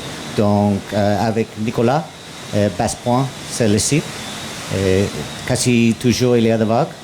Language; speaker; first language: French; non-native, learner; English